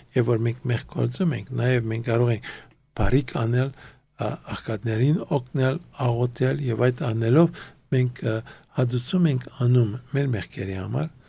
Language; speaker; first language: Armenian; early bilingual, heritage; Armenian